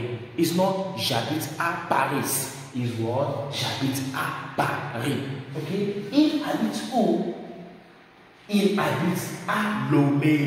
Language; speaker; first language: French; non-native, fluent; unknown